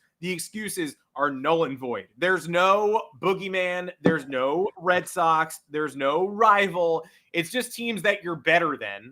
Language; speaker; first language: English; native; English